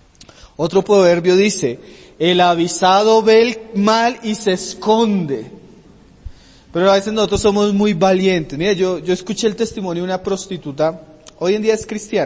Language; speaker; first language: Spanish; native; Spanish